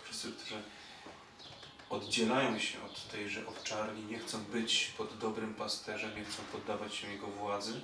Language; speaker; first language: Polish; native; Polish